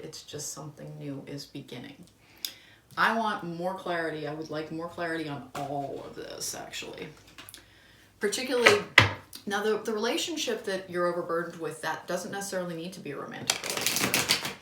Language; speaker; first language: English; native; English